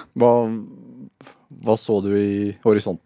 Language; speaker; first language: Norwegian; native; Norwegian